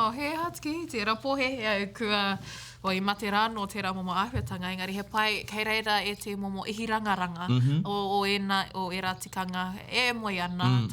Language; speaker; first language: Māori; native; Māori